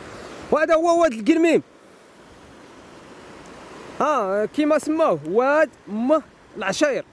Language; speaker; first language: Arabic; native; Arabic